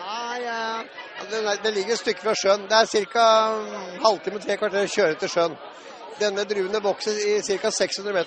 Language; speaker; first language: Norwegian; native; Norwegian